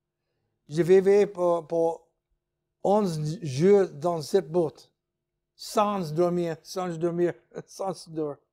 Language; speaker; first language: French; non-native, learner; English